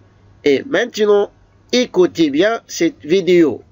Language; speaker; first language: French; non-native, fluent; Arabic